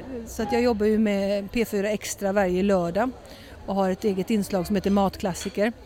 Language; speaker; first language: Swedish; early bilingual, heritage; Swedish